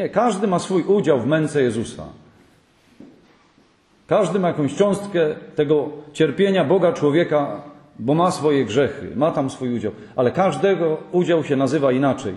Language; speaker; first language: Polish; native; Polish